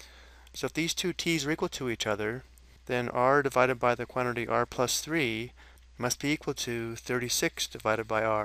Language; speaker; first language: English; native; English